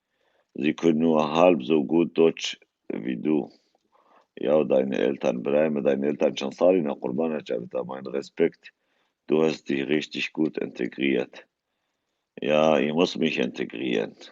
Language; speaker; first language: German; non-native, fluent; Kurdish